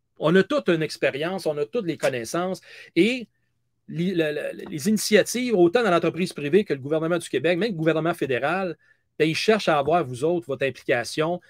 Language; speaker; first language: French; native; French